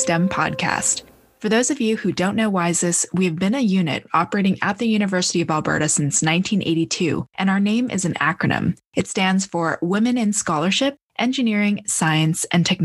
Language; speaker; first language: English; native; English